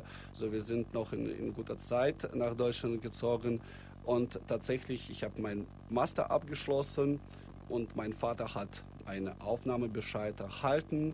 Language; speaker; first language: German; non-native, fluent; Russian